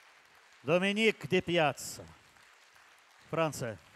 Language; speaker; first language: Russian; native; Russian